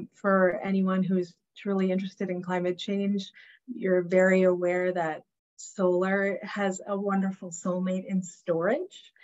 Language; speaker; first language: English; native; English